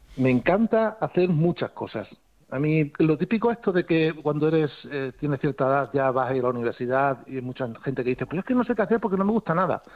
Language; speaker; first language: Spanish; native; Spanish